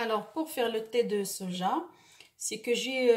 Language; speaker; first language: French; non-native, local second language; Arabic